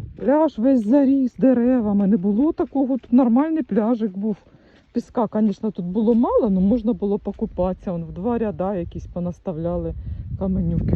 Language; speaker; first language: Ukrainian; non-native, local second language; Russian